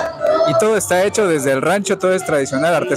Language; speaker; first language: Spanish; native; Spanish